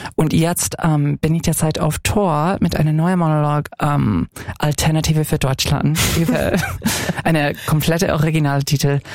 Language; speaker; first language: German; non-native, fluent; English